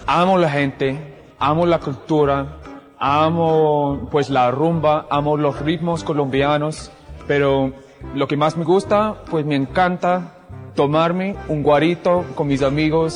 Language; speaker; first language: Spanish; non-native, fluent; English